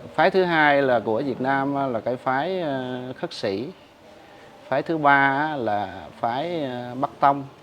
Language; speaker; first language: Vietnamese; non-native, local second language; Khmer